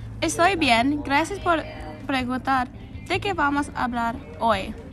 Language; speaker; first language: Spanish; non-native, learner; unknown